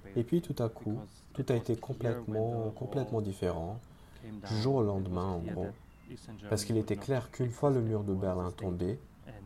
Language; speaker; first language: French; non-native, fluent; German